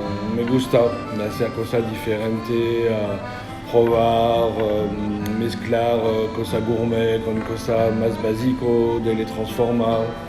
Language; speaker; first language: Spanish; non-native, learner; French